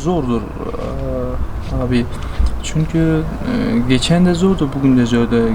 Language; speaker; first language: Turkish; non-native, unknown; Persian